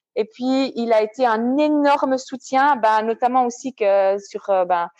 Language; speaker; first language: French; native; French